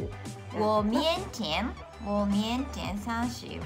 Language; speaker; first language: Chinese; non-native, learner; Japanese